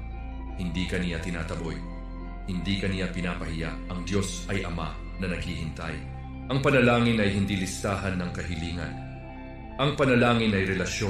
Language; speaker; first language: Filipino; native; Filipino